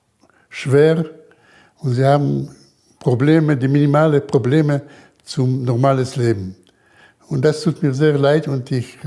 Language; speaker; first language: German; early bilingual, heritage; German